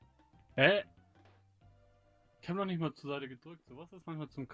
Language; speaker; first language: German; native; German